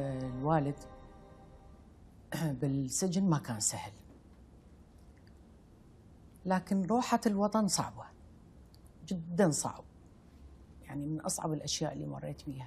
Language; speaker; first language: Arabic; native; Arabic